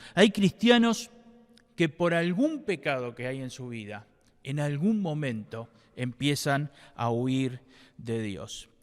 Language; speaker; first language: Spanish; native; Spanish